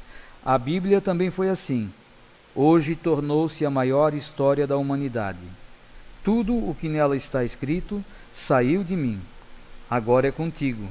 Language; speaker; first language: Portuguese; native; Portuguese